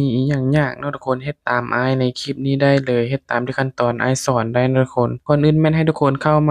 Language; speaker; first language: Thai; non-native, local second language; Northeastern Thai